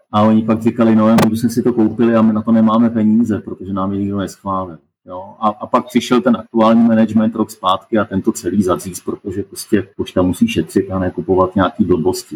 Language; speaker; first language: Czech; native; Czech